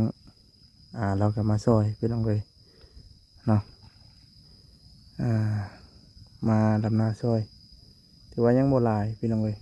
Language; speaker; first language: Thai; non-native, local second language; Lao